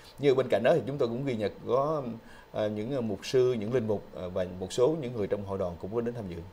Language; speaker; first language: Vietnamese; native; Vietnamese